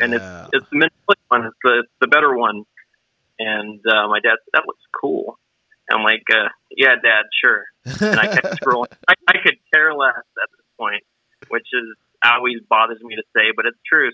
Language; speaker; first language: English; native; English